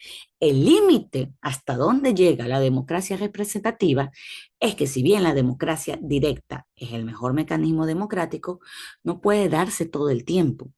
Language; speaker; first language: Spanish; native; Spanish